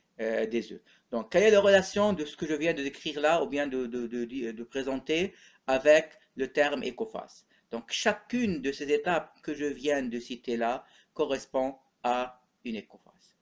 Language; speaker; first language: French; non-native, local second language; Arabic